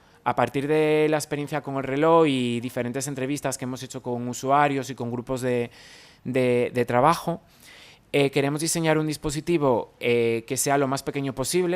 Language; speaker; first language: Spanish; native; Spanish